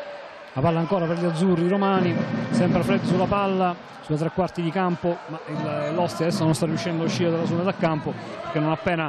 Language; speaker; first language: Italian; native; Italian